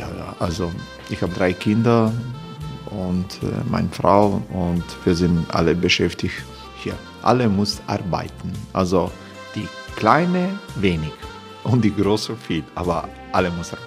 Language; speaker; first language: German; non-native, learner; Croatian